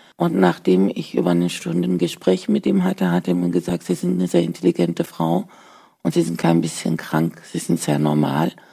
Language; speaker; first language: German; early bilingual, other home language; Turkish